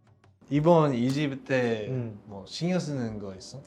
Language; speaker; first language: Korean; non-native, learner; English